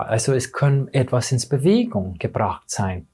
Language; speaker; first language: German; non-native, fluent; English